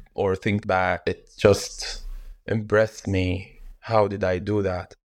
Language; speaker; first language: English; non-native, fluent; Arabic